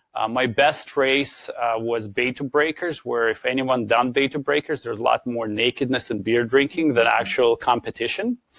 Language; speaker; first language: English; non-native, fluent; Ukrainian